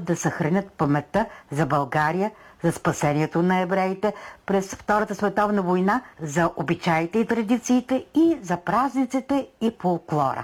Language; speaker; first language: Bulgarian; native; Bulgarian